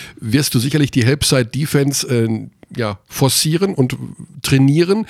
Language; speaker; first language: German; native; German